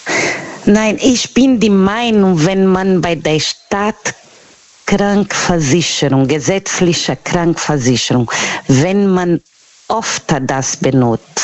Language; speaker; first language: German; non-native, fluent; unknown